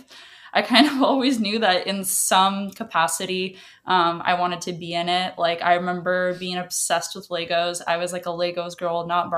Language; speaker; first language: English; early bilingual, other home language; Russian